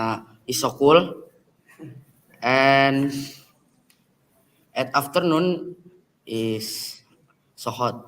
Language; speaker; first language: English; non-native, learner; Indonesian